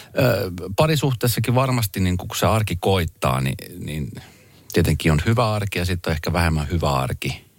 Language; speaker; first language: Finnish; early bilingual, other home language; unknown